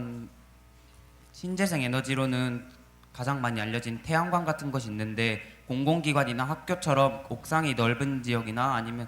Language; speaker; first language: Korean; native; Korean